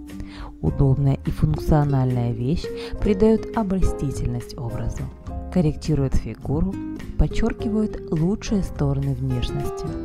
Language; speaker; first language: Russian; native; Russian